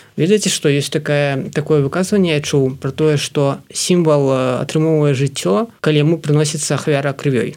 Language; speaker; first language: Belarusian; non-native, local second language; Russian